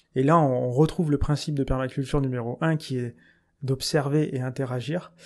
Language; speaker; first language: French; native; French